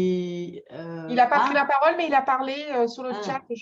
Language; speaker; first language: French; native; French